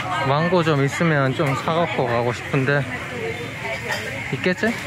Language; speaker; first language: Korean; native; Korean